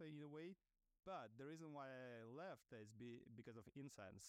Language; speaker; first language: English; non-native, fluent; Russian